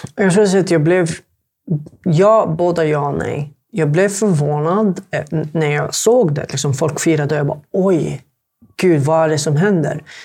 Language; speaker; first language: Swedish; non-native, fluent; Arabic